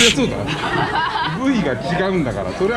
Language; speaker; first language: Japanese; native; Japanese